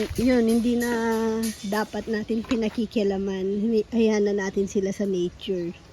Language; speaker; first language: Filipino; non-native, local second language; Pampanga